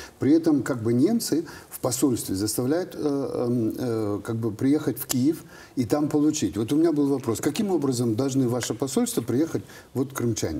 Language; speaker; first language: Russian; native; Russian